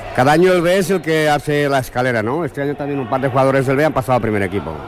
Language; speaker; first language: Spanish; native; Spanish